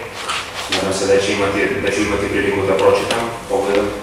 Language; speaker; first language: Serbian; non-native, fluent; Russian